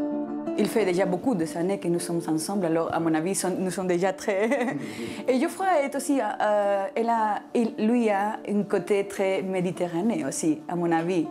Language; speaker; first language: French; non-native, fluent; Spanish